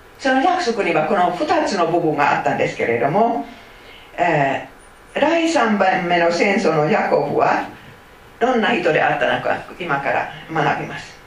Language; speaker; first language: Japanese; non-native, fluent; Finnish